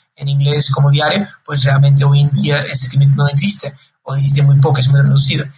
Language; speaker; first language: Spanish; non-native, fluent; Portuguese